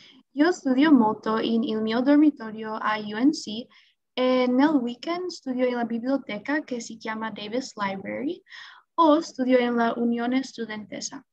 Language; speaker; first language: Italian; non-native, learner; English